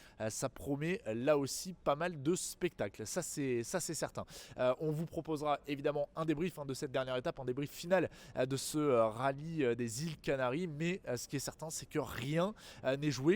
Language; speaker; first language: French; native; French